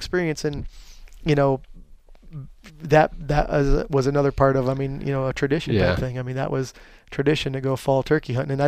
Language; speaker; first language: English; native; English